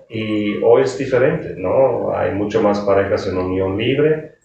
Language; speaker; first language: Spanish; non-native, fluent; German